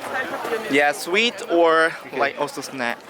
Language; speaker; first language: English; non-native, learner; Japanese